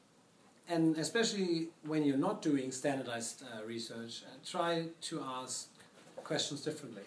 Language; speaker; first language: English; non-native, fluent; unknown